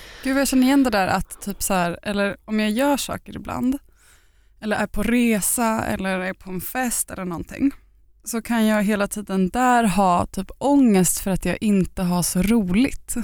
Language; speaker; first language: Swedish; native; Swedish